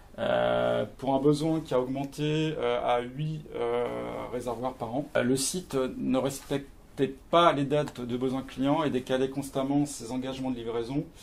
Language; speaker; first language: French; native; French